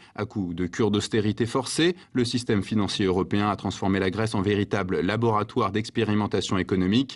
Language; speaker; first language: French; native; French